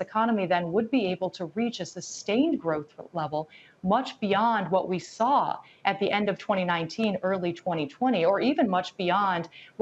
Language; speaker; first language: English; native; English